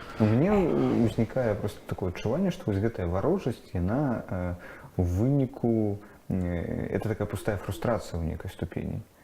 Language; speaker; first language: Belarusian; non-native, fluent; Russian